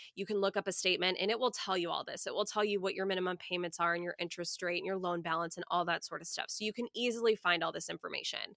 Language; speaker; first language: English; native; English